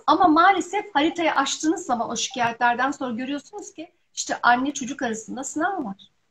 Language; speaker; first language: Turkish; early bilingual, heritage; Turkish